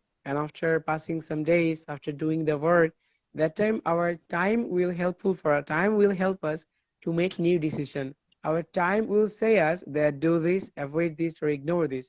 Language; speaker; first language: English; non-native, fluent; Bangla